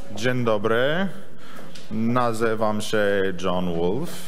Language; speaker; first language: Polish; non-native, learner; English